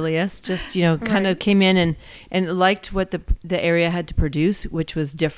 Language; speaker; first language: English; native; English